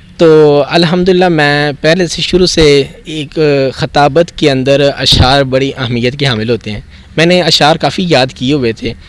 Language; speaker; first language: Urdu; non-native, local second language; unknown